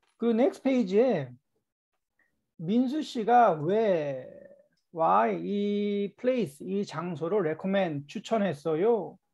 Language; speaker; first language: Korean; native; Korean